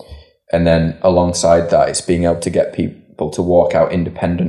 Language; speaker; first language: English; native; English